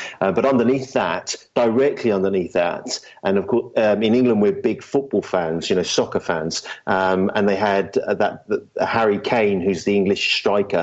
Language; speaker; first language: English; native; English